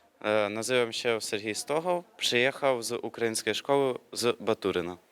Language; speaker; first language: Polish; non-native, learner; Ukrainian